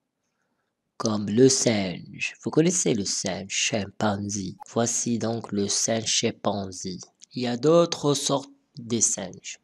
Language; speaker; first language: French; non-native, local second language; Arabic